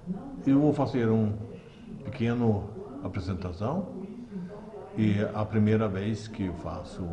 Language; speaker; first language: Portuguese; non-native, learner; Swedish